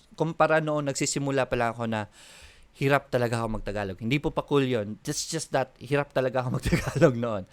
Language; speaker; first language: Filipino; non-native, local second language; Cebuano